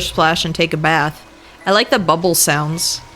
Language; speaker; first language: English; native; English